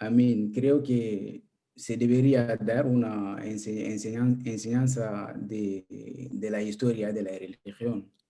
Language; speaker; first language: Spanish; non-native, learner; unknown